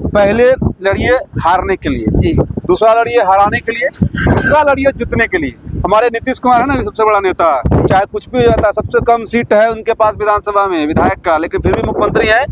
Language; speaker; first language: Hindi; native; Hindi